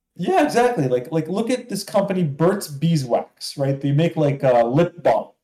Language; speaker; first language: English; non-native, fluent; Hebrew